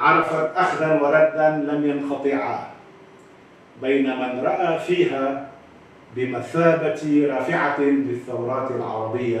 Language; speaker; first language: Arabic; native; Arabic